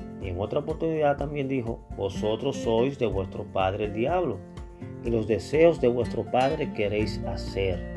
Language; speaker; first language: Spanish; native; Spanish